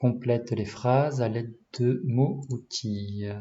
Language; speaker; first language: French; non-native, learner; Japanese